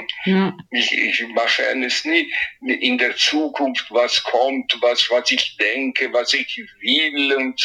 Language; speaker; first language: German; non-native, local second language; Italian